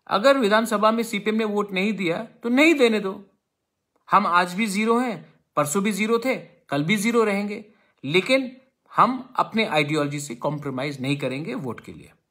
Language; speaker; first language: Hindi; non-native, local second language; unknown